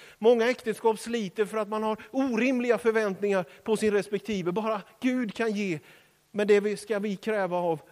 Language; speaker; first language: Swedish; native; Swedish